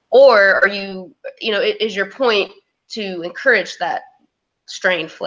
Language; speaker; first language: English; native; English